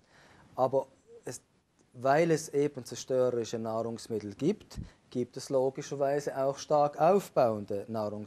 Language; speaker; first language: German; native; German